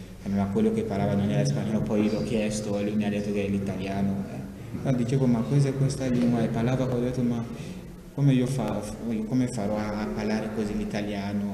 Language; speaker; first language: Italian; non-native, fluent; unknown